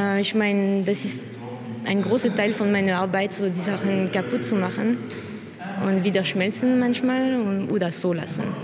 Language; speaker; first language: German; non-native, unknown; French